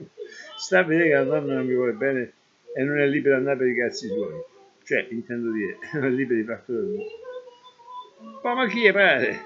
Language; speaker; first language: Italian; native; Italian